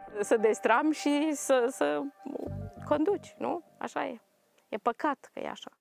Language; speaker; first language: Romanian; native; Romanian